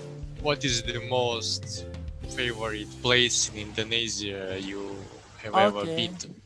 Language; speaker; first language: English; non-native, fluent; Russian